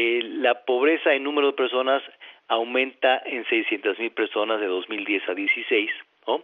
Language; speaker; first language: Spanish; native; Spanish